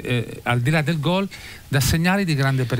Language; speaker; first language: Italian; native; Italian